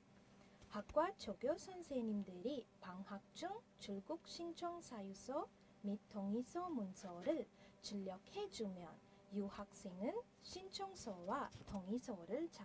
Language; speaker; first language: Korean; non-native, fluent; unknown